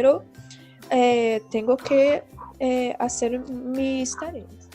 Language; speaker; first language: Spanish; non-native, learner; Portuguese